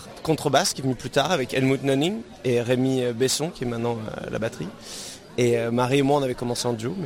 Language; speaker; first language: French; native; French